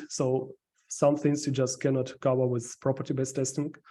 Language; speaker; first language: English; non-native, fluent; Ukrainian